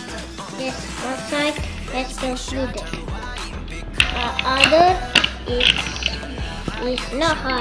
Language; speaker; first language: English; non-native, learner; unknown